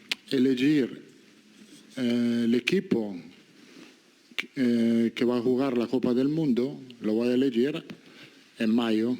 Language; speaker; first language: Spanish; non-native, fluent; Italian